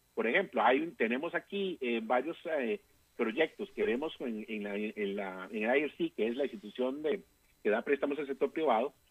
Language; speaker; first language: Spanish; native; Spanish